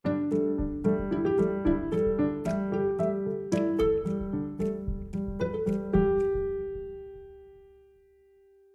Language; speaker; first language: English; native; English